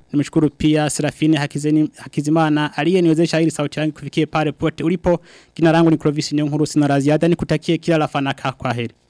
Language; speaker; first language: Swahili; non-native, local second language; Rundi